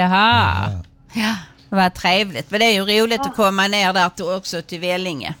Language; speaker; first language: Swedish; native; Swedish